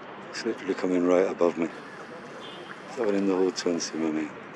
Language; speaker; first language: English; non-native, local second language; Spanish